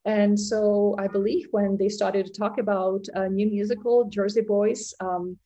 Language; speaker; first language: English; non-native, fluent; Czech